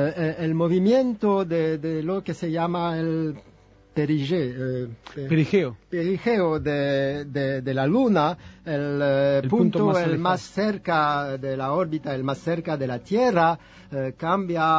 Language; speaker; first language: Spanish; non-native, fluent; French